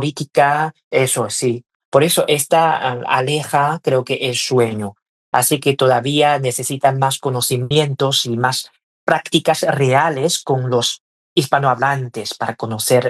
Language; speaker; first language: Spanish; non-native, fluent; Chinese